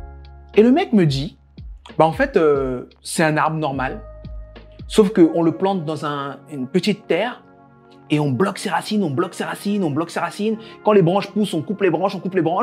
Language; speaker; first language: French; native; French